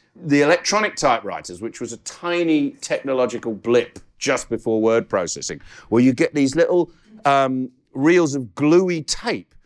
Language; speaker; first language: English; native; English